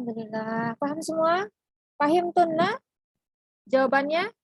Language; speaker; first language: Indonesian; native; Indonesian